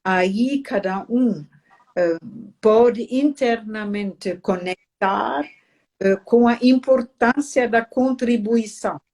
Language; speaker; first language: Portuguese; non-native, fluent; German